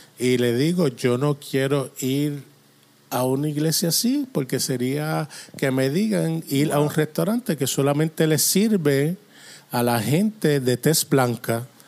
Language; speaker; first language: Spanish; non-native, fluent; English